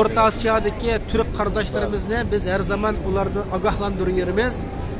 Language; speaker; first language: Turkish; non-native, learner; Uyghur